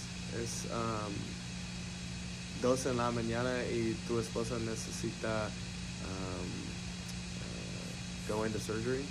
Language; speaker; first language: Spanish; non-native, learner; English